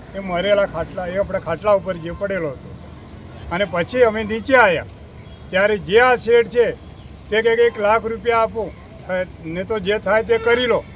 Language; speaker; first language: Gujarati; native; Gujarati